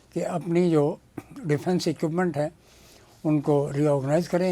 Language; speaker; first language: Urdu; native; Urdu